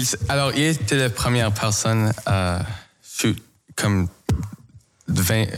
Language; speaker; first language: French; non-native, local second language; English